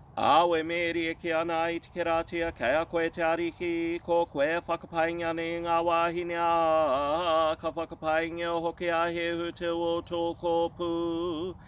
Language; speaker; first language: Māori; non-native, local second language; English